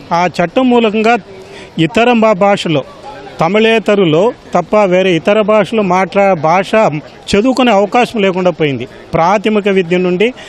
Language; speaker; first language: Telugu; native; Telugu